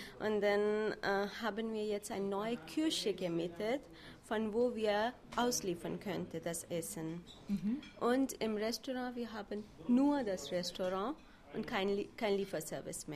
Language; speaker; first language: German; non-native, fluent; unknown